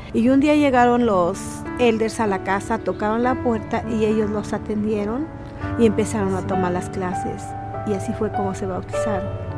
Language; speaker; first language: Spanish; native; Spanish